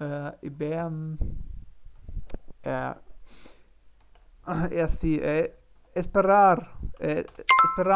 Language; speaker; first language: Portuguese; non-native, learner; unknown